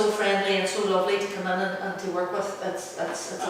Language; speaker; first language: English; native; English